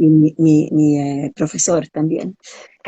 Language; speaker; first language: Spanish; non-native, learner; English